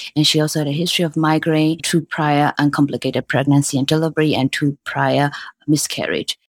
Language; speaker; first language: English; non-native, fluent; Burmese